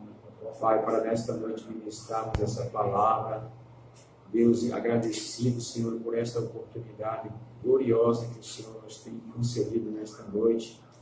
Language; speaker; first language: Portuguese; native; Portuguese